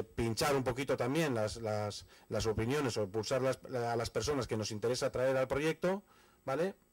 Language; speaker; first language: Spanish; native; Spanish